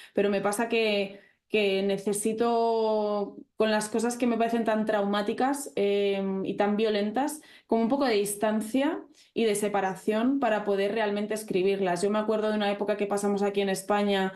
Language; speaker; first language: Spanish; native; Spanish